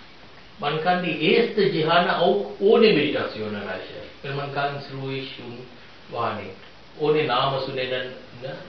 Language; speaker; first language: German; non-native, fluent; Sinhala